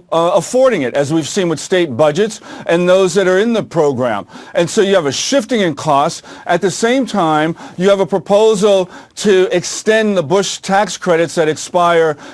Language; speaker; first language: English; native; English